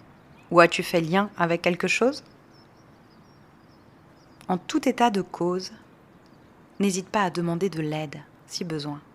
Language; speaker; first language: French; native; French